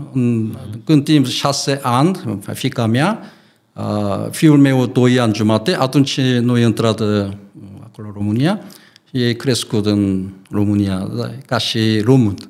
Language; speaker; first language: Romanian; non-native, learner; Korean